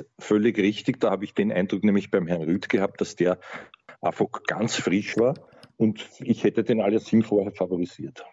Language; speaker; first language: German; native; German